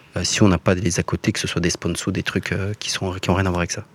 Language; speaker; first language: French; native; French